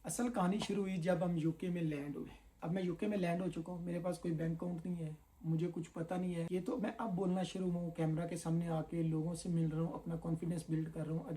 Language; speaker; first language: Urdu; non-native, local second language; Punjabi